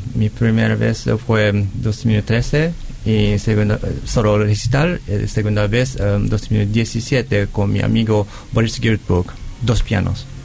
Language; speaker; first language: Spanish; non-native, learner; Japanese